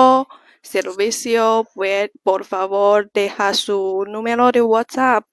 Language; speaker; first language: Spanish; non-native, learner; Chinese